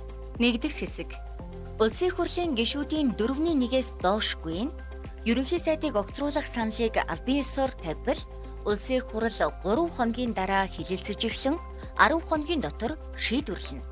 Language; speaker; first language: Mongolian; native; Mongolian